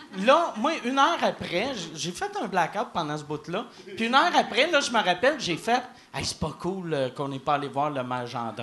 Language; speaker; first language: French; native; French